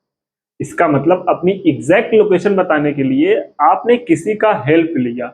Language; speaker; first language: Hindi; native; Hindi